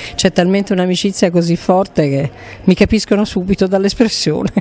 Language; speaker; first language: Italian; native; Italian